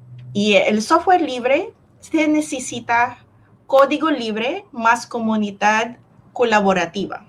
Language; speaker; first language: Spanish; non-native, fluent; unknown